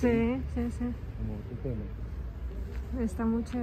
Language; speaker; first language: Spanish; non-native, fluent; Russian